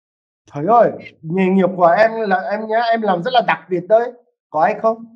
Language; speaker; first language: Vietnamese; non-native, fluent; Korean